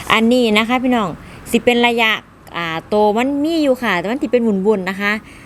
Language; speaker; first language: Thai; native; Thai